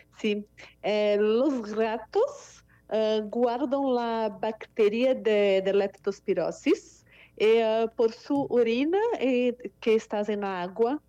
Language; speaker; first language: Spanish; non-native, fluent; Portuguese